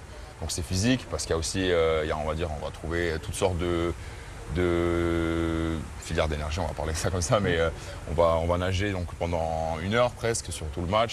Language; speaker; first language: French; native; French